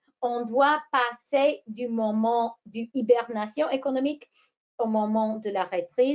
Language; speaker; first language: French; non-native, fluent; English